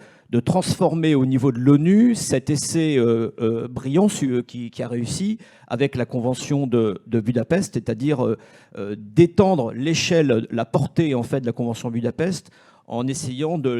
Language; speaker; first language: French; native; French